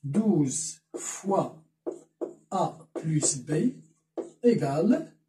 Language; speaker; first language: French; non-native, local second language; Arabic